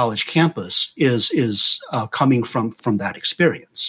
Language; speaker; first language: English; native; English